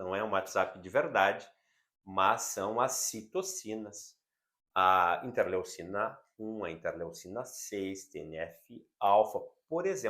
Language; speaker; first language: Portuguese; native; Portuguese